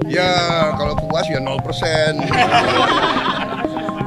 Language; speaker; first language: Indonesian; native; Indonesian